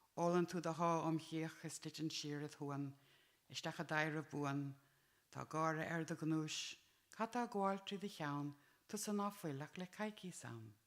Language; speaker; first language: Irish; native; Irish